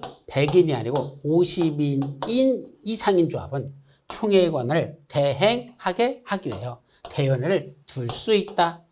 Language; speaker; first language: Korean; native; Korean